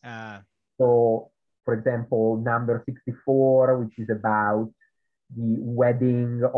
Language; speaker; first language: English; non-native, fluent; Italian